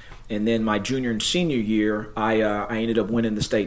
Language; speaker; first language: English; native; English